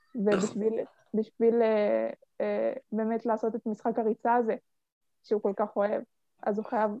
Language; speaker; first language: Hebrew; native; Hebrew